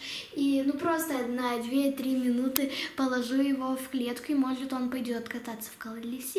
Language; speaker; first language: Russian; non-native, local second language; Lithuanian